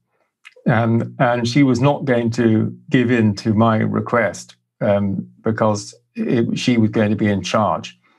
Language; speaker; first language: English; native; English